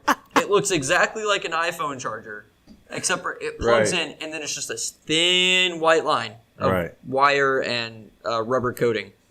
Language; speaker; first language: English; native; English